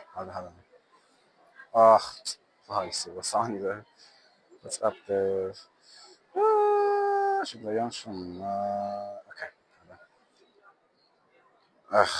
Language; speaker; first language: Chinese; non-native, learner; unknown